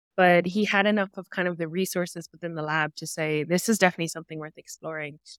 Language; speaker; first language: English; native; English